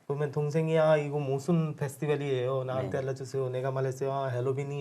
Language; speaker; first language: Korean; non-native, learner; Urdu